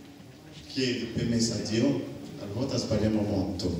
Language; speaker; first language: Italian; non-native, fluent; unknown